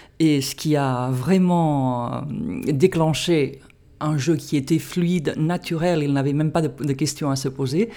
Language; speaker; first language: French; non-native, fluent; Catalan